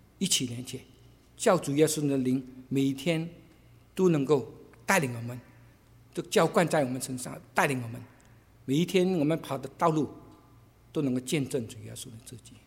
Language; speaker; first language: Chinese; non-native, local second language; Cantonese